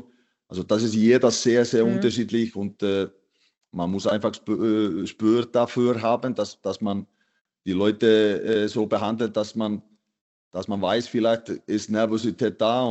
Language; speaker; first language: German; non-native, fluent; Icelandic